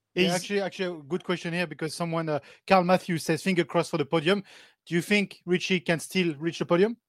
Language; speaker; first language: English; non-native, fluent; French